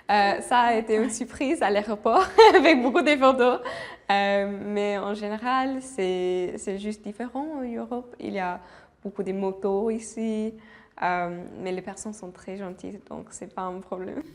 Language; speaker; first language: French; non-native, fluent; English